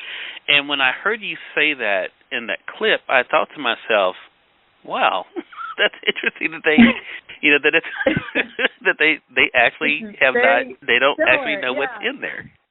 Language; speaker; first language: English; native; English